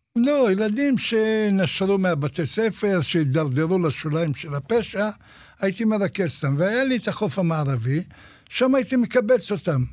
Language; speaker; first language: Hebrew; native; Hebrew